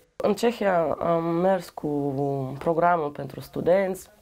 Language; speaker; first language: Romanian; non-native, learner; Russian